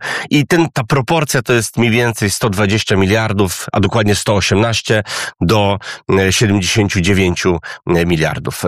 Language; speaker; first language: Polish; native; Polish